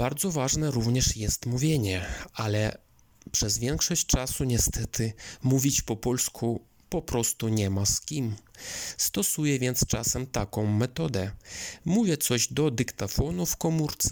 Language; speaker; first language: Polish; non-native, fluent; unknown